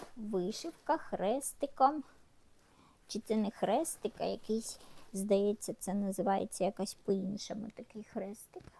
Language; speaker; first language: Ukrainian; non-native, local second language; Russian